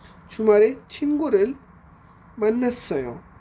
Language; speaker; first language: Korean; non-native, fluent; Urdu